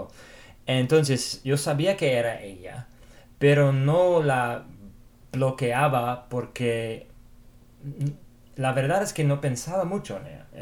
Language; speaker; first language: Spanish; non-native, fluent; English